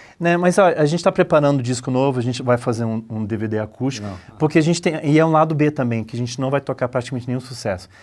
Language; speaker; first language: Portuguese; early bilingual, other home language; English